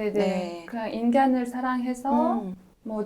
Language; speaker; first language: Korean; non-native, fluent; French